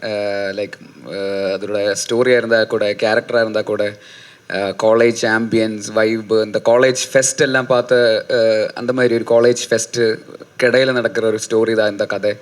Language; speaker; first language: Tamil; non-native, learner; Malayalam